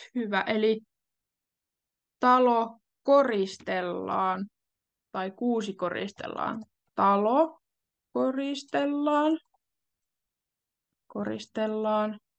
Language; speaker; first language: Finnish; native; Finnish